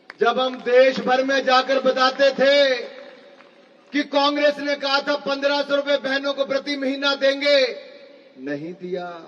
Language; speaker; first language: Hindi; native; Hindi